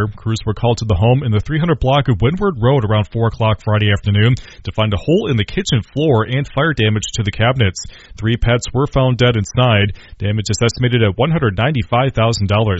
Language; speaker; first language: English; native; English